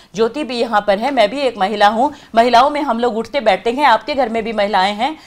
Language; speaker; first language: Hindi; native; Hindi